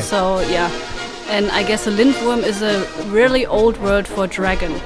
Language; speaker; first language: English; non-native, fluent; German